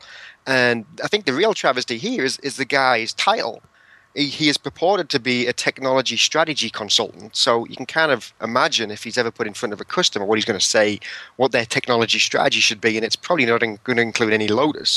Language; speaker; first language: English; native; English